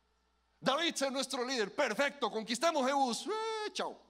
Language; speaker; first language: Spanish; native; Spanish